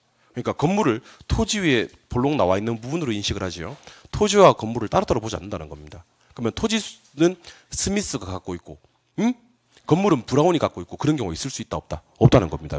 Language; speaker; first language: Korean; native; Korean